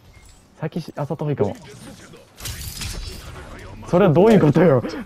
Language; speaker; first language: Japanese; native; Japanese